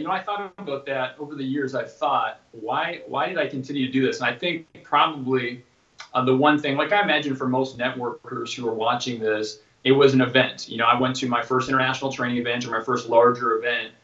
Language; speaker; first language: English; native; English